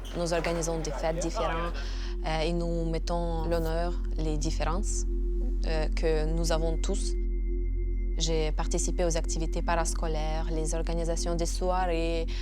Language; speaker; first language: French; non-native, fluent; Ukrainian